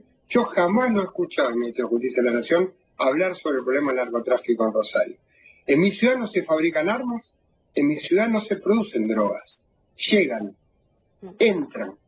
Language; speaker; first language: Spanish; native; Spanish